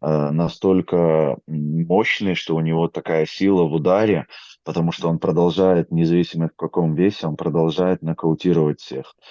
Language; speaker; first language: Russian; native; Russian